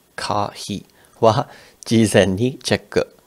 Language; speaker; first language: Japanese; non-native, fluent; English